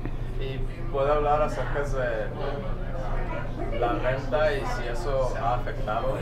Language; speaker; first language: Spanish; early bilingual, other home language; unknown